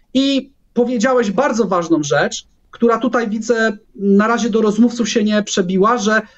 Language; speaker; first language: Polish; native; Polish